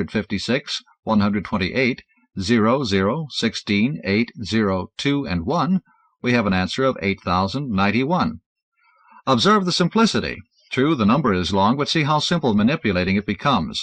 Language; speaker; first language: English; native; English